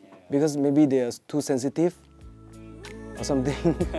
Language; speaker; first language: English; non-native, local second language; Chinese